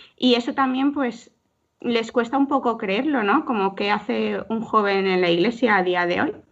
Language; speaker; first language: Spanish; native; Spanish